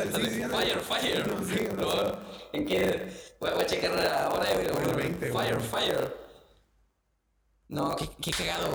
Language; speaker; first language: Spanish; native; Spanish